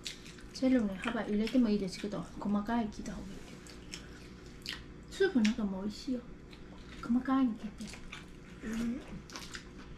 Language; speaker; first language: Japanese; non-native, fluent; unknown